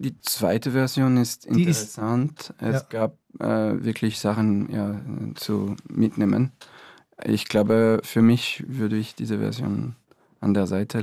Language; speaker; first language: German; non-native, fluent; French